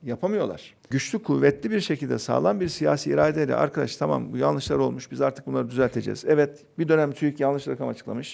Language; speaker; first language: Turkish; native; Turkish